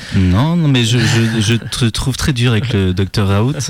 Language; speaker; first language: French; native; French